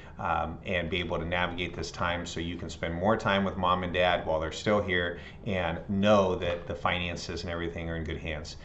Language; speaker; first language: English; native; English